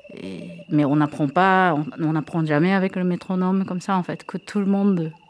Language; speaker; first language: French; non-native, fluent; Japanese